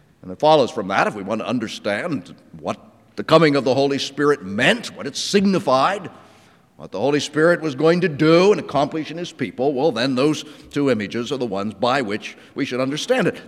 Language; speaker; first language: English; native; English